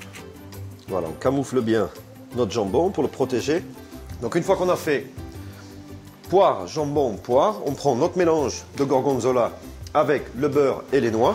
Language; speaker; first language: French; native; French